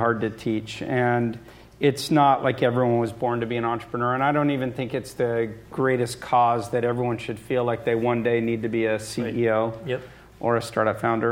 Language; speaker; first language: English; native; English